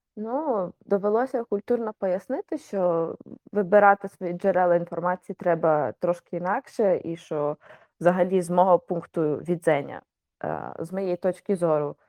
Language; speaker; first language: Ukrainian; native; Ukrainian